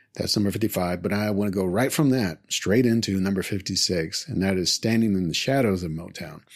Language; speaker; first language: English; native; English